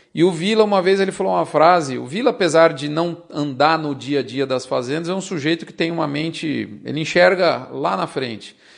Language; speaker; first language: Portuguese; native; Portuguese